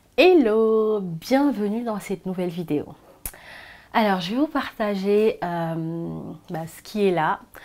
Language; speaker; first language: French; non-native, local second language; Wolof